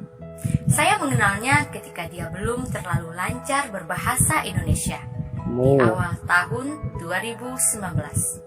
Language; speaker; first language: Indonesian; native; Indonesian